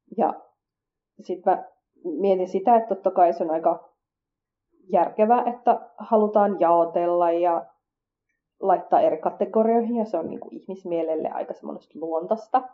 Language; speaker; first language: Finnish; early bilingual, other home language; Kurdish